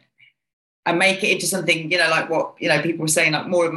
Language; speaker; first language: English; native; English